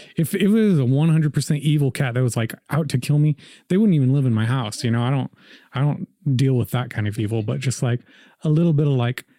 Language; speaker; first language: English; native; English